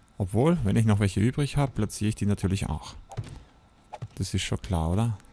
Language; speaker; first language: German; native; German